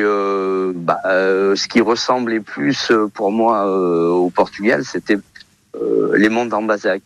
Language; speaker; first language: French; early bilingual, other home language; Portuguese